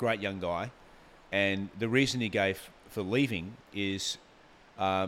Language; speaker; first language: English; native; English